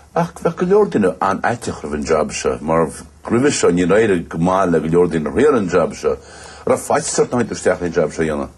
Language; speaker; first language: Irish; native; Irish